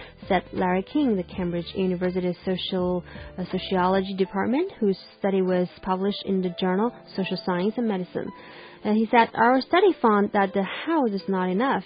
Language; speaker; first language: English; non-native, fluent; Chinese